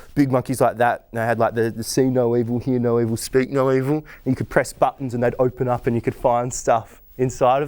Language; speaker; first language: English; native; English